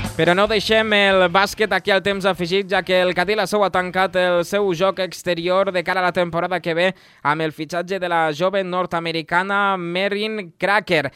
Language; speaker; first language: Catalan; native; Catalan